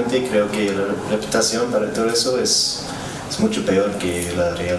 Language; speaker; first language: Spanish; non-native, learner; English